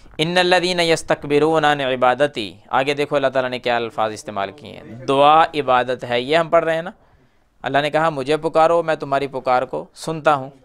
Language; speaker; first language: Urdu; non-native, local second language; Punjabi